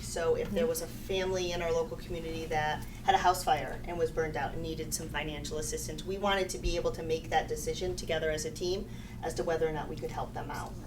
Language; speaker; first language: English; native; English